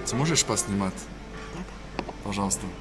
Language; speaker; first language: Russian; non-native, learner; French